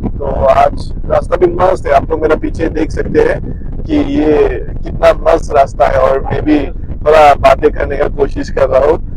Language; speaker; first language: Hindi; non-native, local second language; Assamese